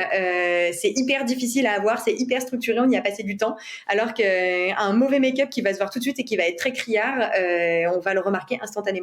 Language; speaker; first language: French; native; French